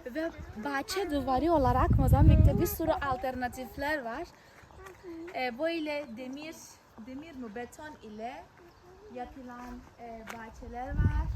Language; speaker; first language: Turkish; non-native, fluent; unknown